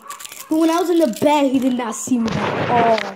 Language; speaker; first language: English; native; English